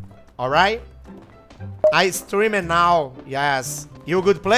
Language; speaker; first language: English; non-native, learner; Portuguese